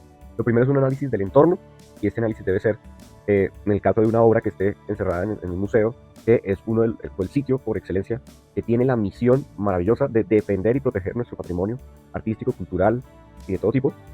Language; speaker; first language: Spanish; native; Spanish